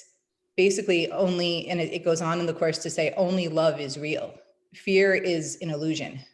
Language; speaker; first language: English; native; English